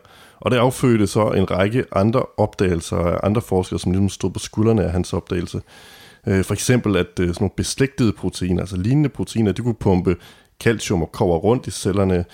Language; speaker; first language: Danish; native; Danish